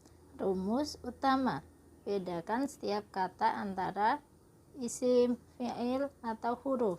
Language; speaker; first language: Indonesian; native; Indonesian